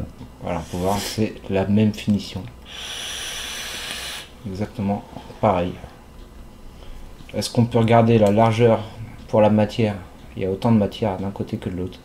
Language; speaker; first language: French; native; French